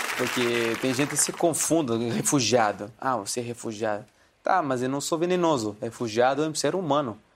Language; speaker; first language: Portuguese; non-native, fluent; Arabic